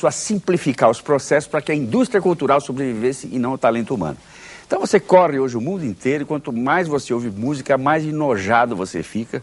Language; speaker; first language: Portuguese; native; Portuguese